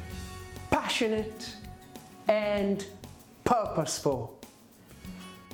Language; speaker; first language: English; non-native, fluent; Bulgarian